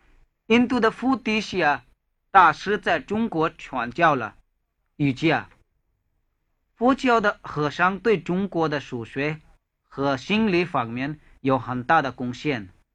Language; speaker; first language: Chinese; non-native, fluent; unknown